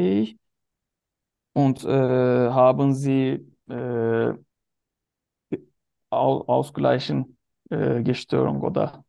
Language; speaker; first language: German; non-native, learner; Turkish